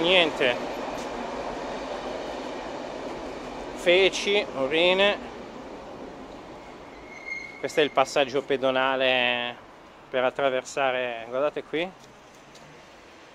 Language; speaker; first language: Italian; native; Italian